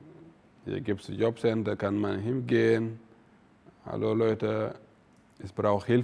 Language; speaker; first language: German; non-native, fluent; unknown